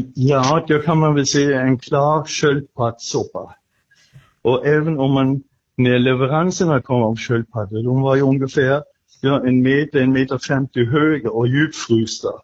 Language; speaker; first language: Swedish; non-native, fluent; German